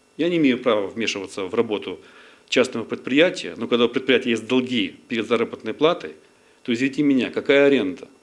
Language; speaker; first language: Russian; non-native, local second language; Ukrainian